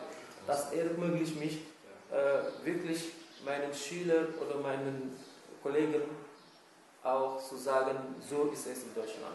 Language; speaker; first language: German; non-native, fluent; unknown